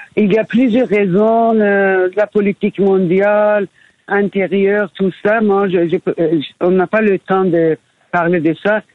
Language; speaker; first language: French; non-native, fluent; Persian